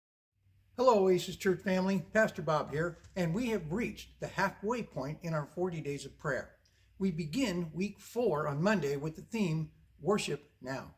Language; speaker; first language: English; native; English